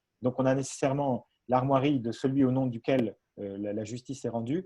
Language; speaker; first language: French; native; French